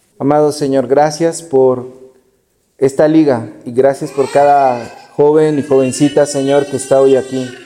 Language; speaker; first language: Spanish; native; Spanish